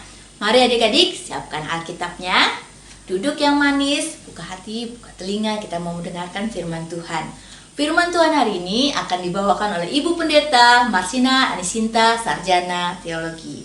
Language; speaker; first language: Indonesian; native; Indonesian